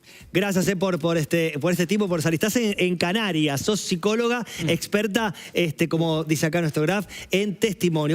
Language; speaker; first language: Spanish; native; Spanish